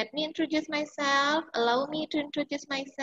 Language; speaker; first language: English; non-native, fluent; Indonesian